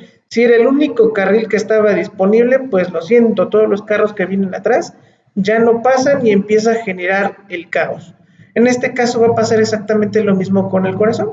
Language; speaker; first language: Spanish; native; Spanish